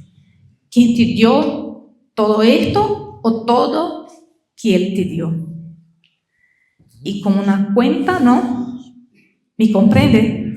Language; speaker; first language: Spanish; non-native, learner; Portuguese